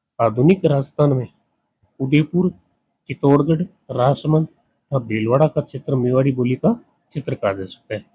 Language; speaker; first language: Hindi; native; Hindi